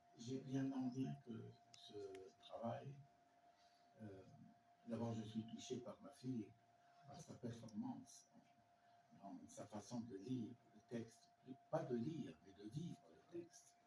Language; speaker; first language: French; non-native, local second language; Arabic